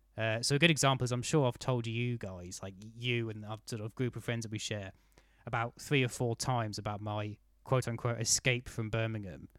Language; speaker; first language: English; native; English